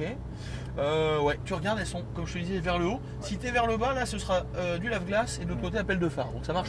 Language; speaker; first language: French; native; French